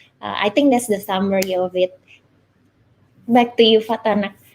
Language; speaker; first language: English; non-native, fluent; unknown